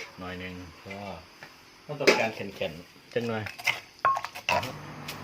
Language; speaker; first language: Thai; non-native, local second language; Northeastern Thai